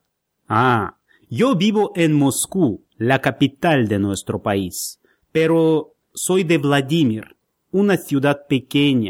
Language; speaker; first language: Spanish; non-native, fluent; Russian